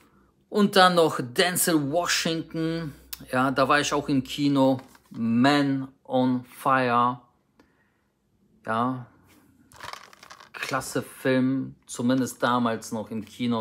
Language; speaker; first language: German; native; German